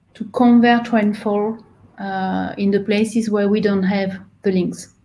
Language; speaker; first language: English; non-native, fluent; French